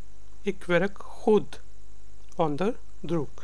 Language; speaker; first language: Dutch; non-native, learner; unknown